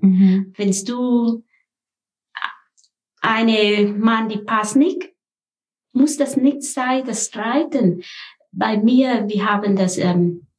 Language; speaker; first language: German; non-native, learner; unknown